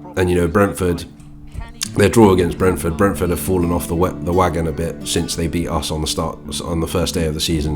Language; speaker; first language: English; native; English